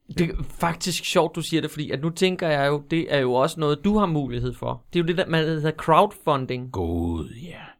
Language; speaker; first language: Danish; native; Danish